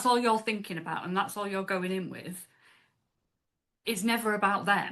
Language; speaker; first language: English; native; English